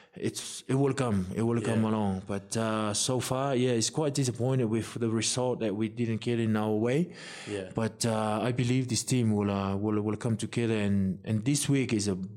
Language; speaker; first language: English; non-native, fluent; Samoan